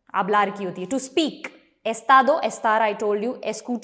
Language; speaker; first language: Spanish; non-native, fluent; Hindi